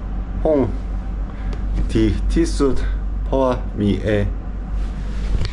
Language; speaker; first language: Thai; non-native, learner; Korean